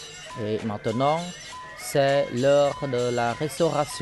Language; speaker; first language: French; non-native, fluent; Khmer